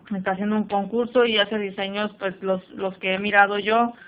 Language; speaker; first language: Spanish; early bilingual, heritage; Spanish